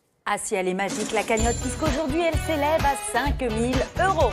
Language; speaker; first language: French; native; French